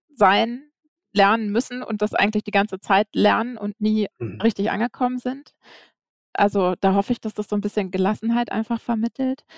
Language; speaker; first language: German; native; German